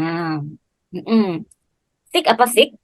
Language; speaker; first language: English; non-native, fluent; Indonesian